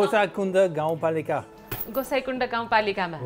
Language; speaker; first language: Nepali; non-native, learner; English